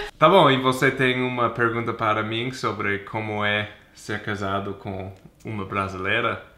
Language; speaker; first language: Portuguese; non-native, fluent; English